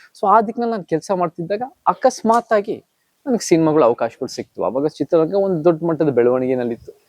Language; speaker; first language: Kannada; early bilingual, heritage; Kannada